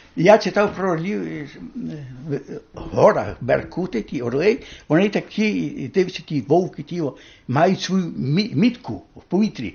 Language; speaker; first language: Ukrainian; native; Ukrainian